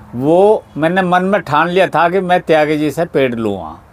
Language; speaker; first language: Hindi; native; Hindi